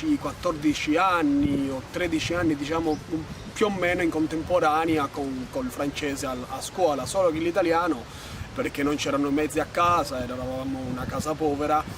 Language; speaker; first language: Italian; non-native, fluent; Spanish